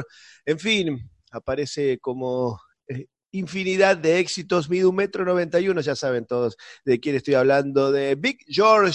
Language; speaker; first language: Spanish; native; Spanish